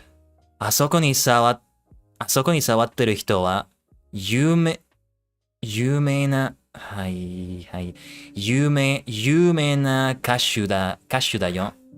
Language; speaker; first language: Japanese; non-native, learner; English